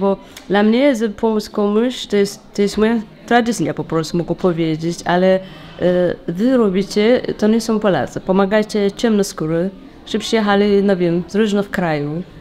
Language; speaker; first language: Polish; non-native, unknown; Tigrinya